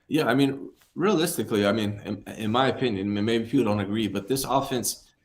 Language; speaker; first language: English; native; English